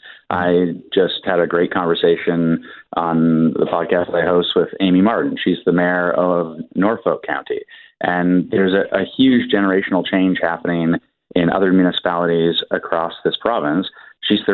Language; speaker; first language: English; native; English